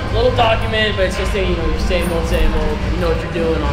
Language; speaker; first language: English; native; English